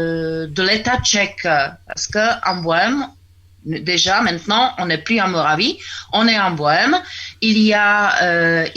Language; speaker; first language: French; non-native, fluent; Czech